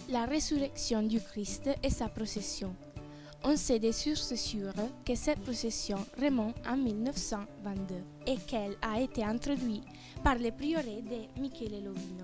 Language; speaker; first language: French; non-native, learner; Italian